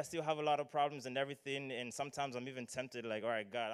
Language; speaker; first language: English; non-native, local second language; Nyanja